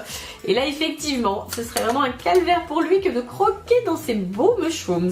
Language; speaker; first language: French; native; French